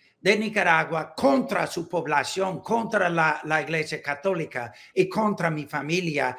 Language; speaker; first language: Spanish; non-native, learner; English